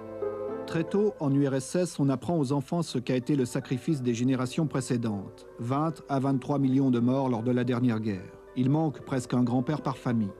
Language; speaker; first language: French; native; French